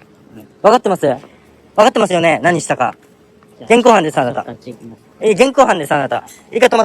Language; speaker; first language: Japanese; native; Japanese